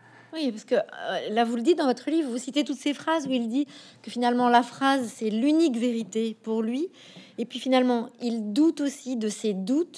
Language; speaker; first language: French; native; French